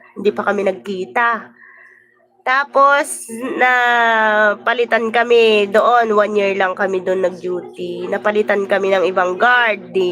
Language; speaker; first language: Filipino; native; Filipino